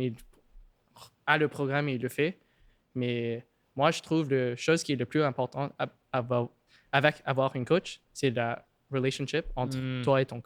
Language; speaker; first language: French; non-native, local second language; English